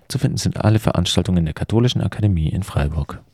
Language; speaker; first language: German; native; German